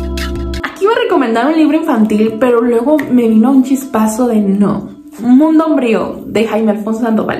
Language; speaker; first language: Spanish; native; Spanish